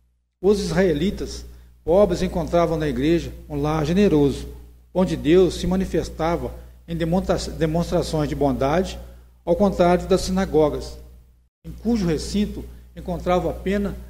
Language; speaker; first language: Portuguese; native; Portuguese